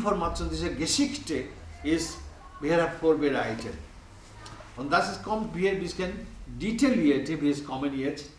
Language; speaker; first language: German; non-native, learner; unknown